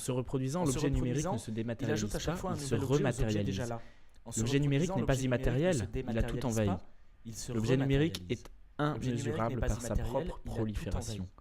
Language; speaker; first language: French; native; French